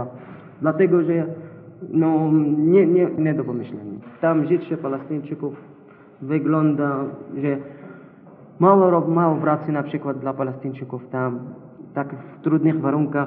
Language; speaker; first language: Polish; non-native, learner; Arabic